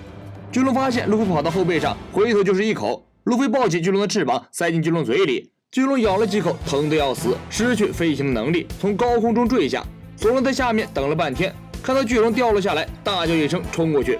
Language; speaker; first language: Chinese; native; Chinese